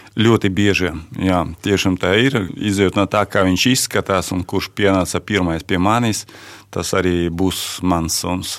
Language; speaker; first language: Latvian; non-native, local second language; Russian